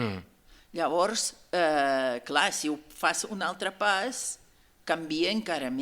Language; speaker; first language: Catalan; non-native, fluent; Russian